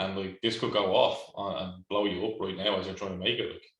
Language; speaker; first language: English; native; English